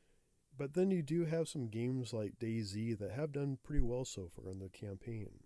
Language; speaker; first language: English; native; English